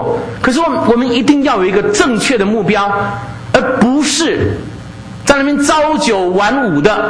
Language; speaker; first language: Chinese; native; Chinese